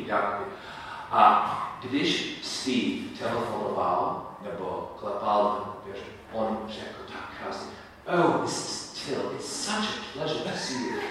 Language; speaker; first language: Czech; non-native, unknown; English